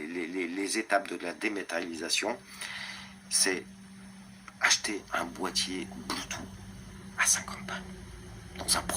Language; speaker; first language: French; native; French